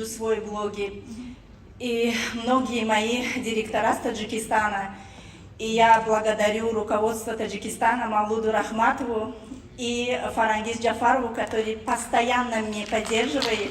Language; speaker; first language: Russian; non-native, fluent; Tajik